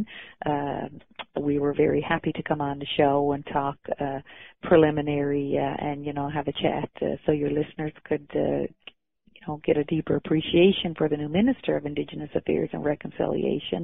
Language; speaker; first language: English; native; English